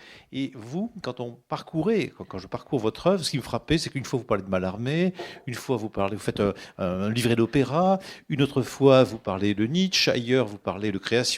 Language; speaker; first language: French; native; French